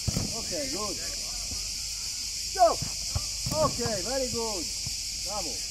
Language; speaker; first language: English; non-native, fluent; Italian